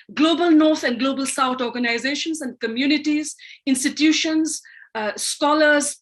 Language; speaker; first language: English; non-native, local second language; Manipuri